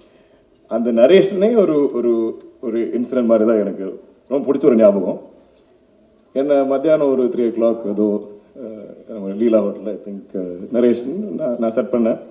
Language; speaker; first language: Tamil; non-native, local second language; Malayalam